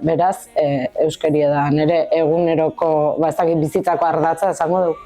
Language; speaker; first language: Basque; native; Basque